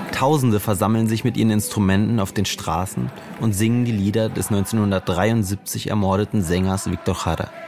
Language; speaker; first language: German; native; German